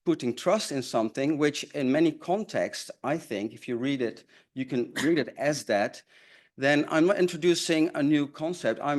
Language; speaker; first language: English; non-native, fluent; Dutch